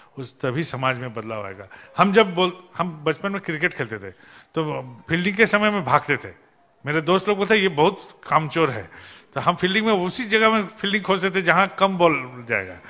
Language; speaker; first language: Hindi; non-native, local second language; Bangla